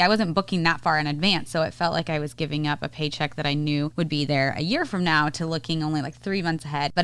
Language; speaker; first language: English; native; English